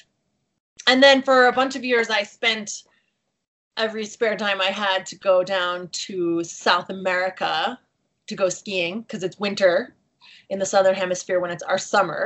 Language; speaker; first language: English; native; English